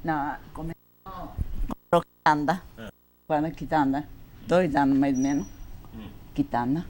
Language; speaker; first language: Portuguese; early bilingual, other home language; Japanese